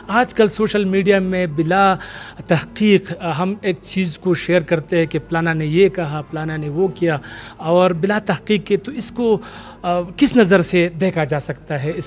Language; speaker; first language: Urdu; non-native, local second language; Pashto